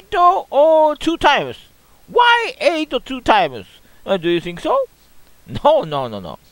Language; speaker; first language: English; non-native, learner; Japanese